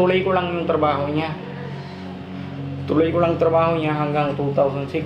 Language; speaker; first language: Filipino; non-native, learner; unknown